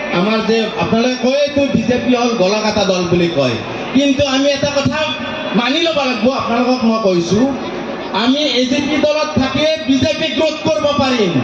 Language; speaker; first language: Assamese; non-native, local second language; Bangla